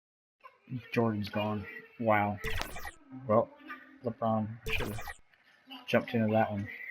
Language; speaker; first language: English; native; English